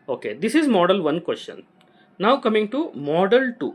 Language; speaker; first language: English; non-native, local second language; Kannada